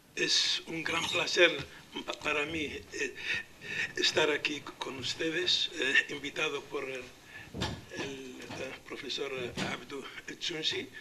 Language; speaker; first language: Spanish; non-native, local second language; Arabic